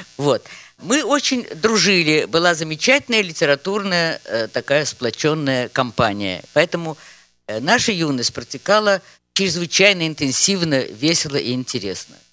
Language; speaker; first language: Russian; native; Russian